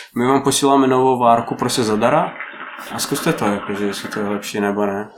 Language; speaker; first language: Czech; non-native, fluent; Russian